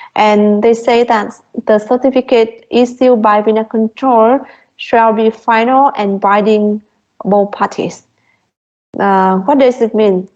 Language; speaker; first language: English; non-native, fluent; Vietnamese